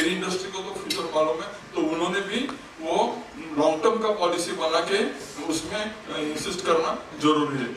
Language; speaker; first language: Hindi; non-native, local second language; Marathi